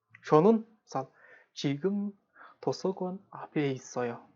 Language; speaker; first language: Korean; non-native, fluent; Kazakh